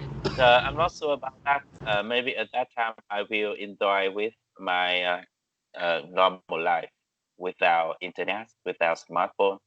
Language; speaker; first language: English; non-native, learner; Vietnamese